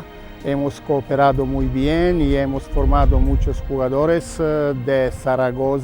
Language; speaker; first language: Spanish; non-native, fluent; Serbian